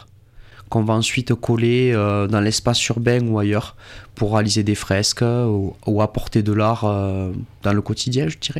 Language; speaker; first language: French; native; French